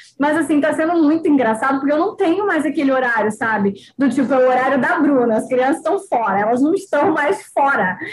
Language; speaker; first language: Portuguese; native; Portuguese